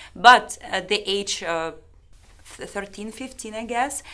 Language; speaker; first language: English; non-native, fluent; Russian